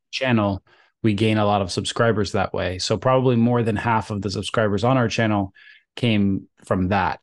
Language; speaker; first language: English; native; English